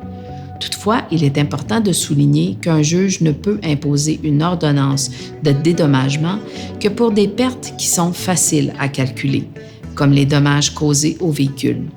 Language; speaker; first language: French; native; French